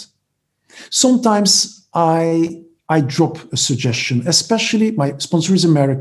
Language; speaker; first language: English; non-native, fluent; Dutch